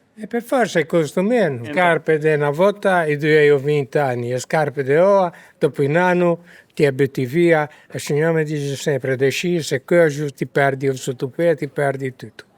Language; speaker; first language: Italian; native; Italian